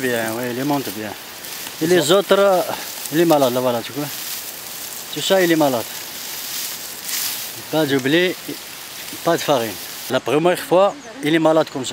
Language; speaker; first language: French; non-native, learner; Berber languages